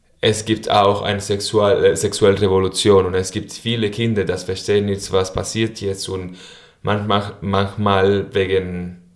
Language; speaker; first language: German; non-native, learner; Spanish